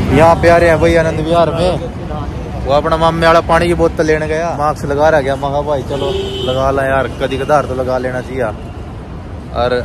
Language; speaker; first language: Hindi; native; Hindi